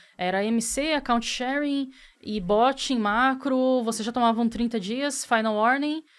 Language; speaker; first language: Portuguese; native; Portuguese